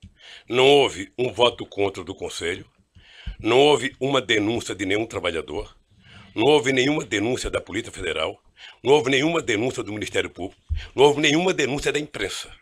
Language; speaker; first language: Portuguese; native; Portuguese